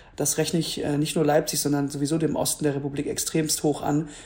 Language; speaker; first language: German; native; German